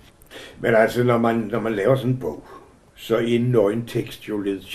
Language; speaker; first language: Danish; native; Danish